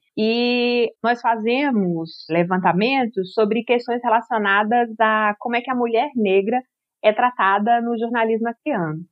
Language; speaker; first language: Portuguese; native; Portuguese